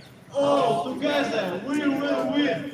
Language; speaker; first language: English; non-native, learner; Ukrainian